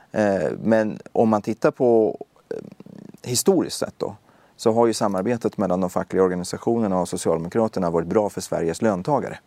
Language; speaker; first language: Swedish; early bilingual, other home language; Persian